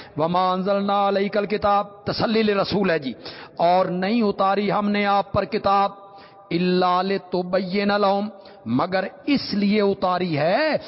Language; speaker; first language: Urdu; non-native, local second language; Punjabi